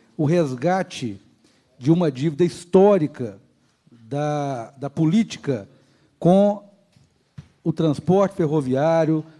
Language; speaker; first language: Portuguese; native; Portuguese